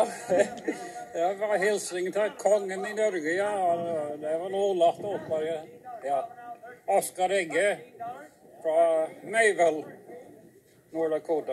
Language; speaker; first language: Norwegian; early bilingual, heritage; Norwegian